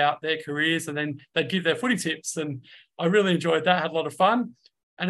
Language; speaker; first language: English; native; English